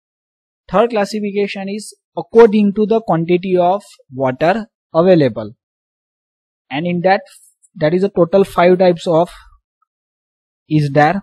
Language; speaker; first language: English; non-native, local second language; Gujarati